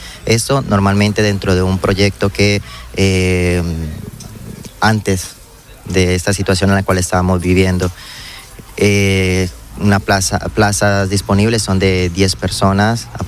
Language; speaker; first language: Spanish; native; Spanish